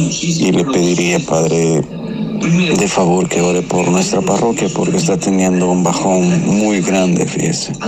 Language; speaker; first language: Spanish; native; Spanish